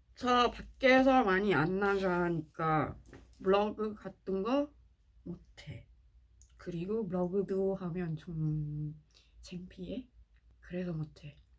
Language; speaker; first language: Korean; non-native, learner; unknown